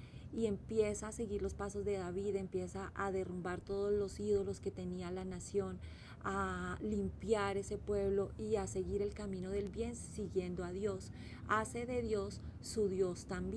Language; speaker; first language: Spanish; native; Spanish